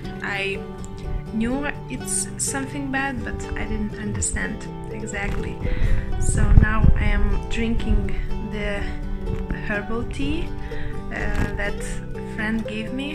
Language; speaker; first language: English; non-native, learner; Lithuanian